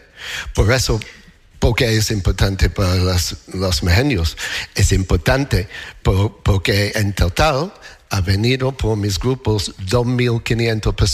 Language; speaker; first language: Spanish; non-native, fluent; English